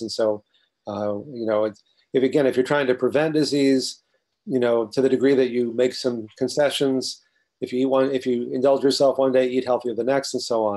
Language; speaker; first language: English; native; English